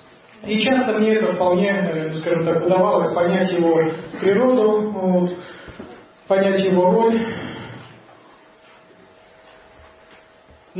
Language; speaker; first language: Russian; native; Russian